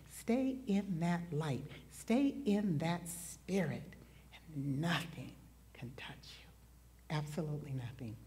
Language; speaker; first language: English; native; English